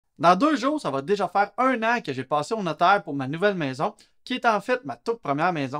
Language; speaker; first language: French; native; French